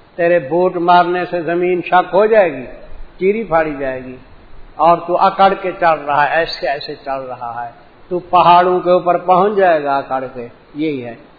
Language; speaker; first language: Urdu; non-native, local second language; Punjabi